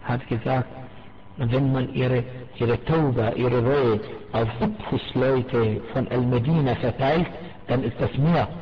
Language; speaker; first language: German; non-native, fluent; Arabic